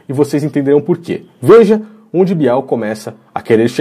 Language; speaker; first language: Portuguese; native; Portuguese